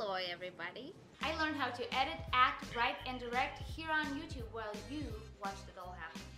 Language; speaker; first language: English; non-native, fluent; Russian